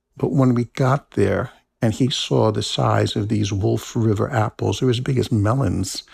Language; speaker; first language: English; native; English